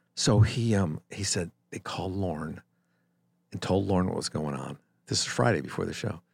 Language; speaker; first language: English; native; English